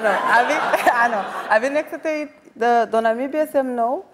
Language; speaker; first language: Czech; non-native, learner; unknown